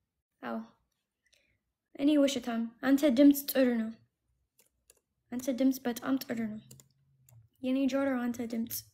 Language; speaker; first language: Amharic; non-native, learner; English